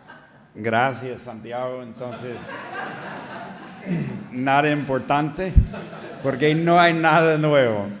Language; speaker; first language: Spanish; non-native, fluent; English